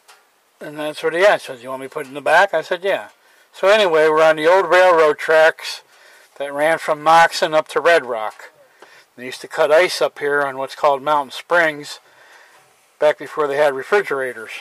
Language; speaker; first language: English; native; English